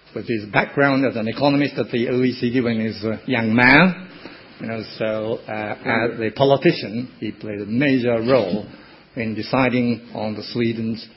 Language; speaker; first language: English; non-native, fluent; Japanese